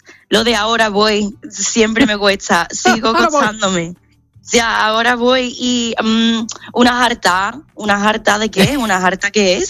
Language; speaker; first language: Spanish; non-native, fluent; English